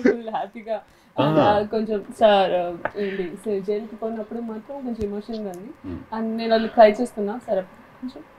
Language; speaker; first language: Telugu; non-native, learner; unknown